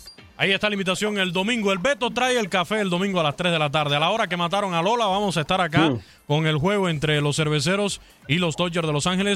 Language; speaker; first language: Spanish; native; Spanish